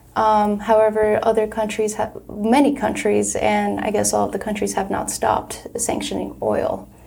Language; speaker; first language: English; non-native, fluent; Turkish